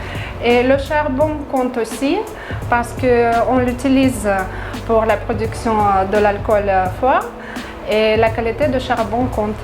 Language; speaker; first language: French; non-native, fluent; Russian